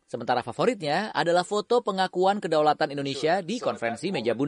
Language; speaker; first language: Indonesian; native; Indonesian